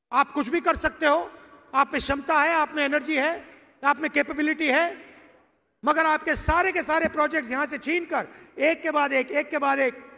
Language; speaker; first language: Hindi; native; Hindi